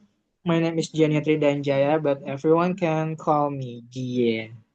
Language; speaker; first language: English; non-native, learner; Indonesian